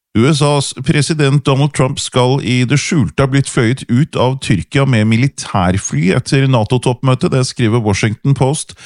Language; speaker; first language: Norwegian; native; Norwegian